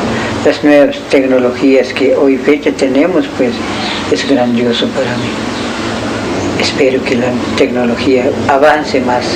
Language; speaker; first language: Spanish; non-native, local second language; Kʼicheʼ